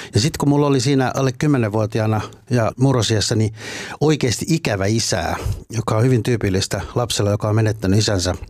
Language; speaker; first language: Finnish; native; Finnish